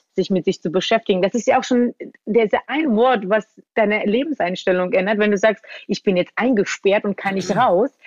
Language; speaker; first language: German; early bilingual, other home language; Georgian